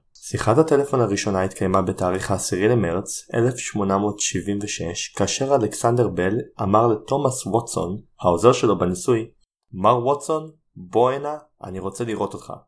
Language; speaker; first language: Hebrew; native; Hebrew